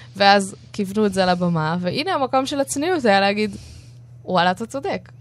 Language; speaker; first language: Hebrew; native; Hebrew